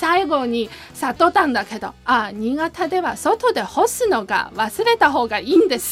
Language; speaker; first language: Japanese; non-native, fluent; Chinese